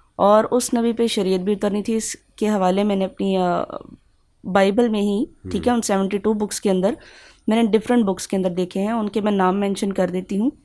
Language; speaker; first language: Urdu; native; Urdu